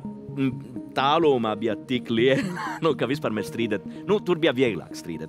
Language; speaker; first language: Latvian; non-native, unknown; Italian